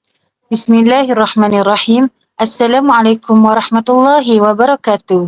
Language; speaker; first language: Arabic; non-native, learner; Malay